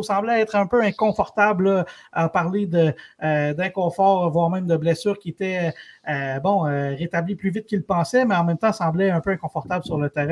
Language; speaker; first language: French; native; French